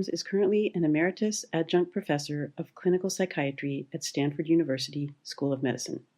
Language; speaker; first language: English; native; English